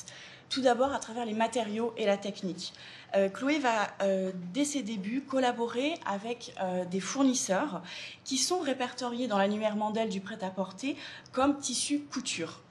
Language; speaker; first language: French; native; French